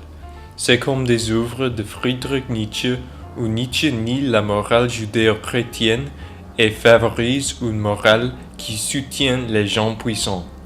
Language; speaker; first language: French; non-native, learner; English